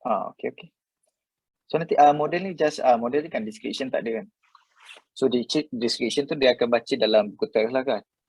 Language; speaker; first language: Malay; native; Malay